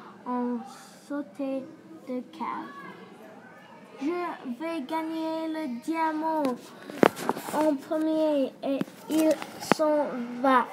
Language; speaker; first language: French; non-native, learner; English